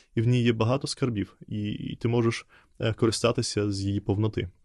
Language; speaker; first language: Ukrainian; non-native, fluent; Russian